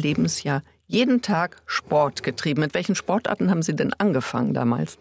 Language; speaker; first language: German; native; German